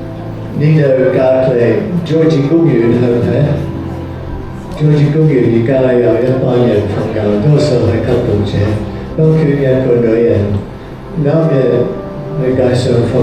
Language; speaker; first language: Cantonese; non-native, fluent; English